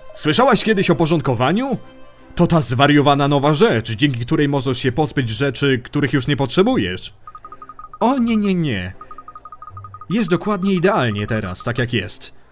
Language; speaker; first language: Polish; early bilingual, heritage; Polish